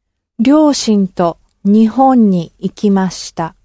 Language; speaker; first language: Japanese; non-native, learner; English